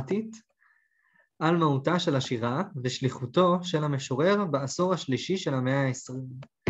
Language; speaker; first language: Hebrew; native; Hebrew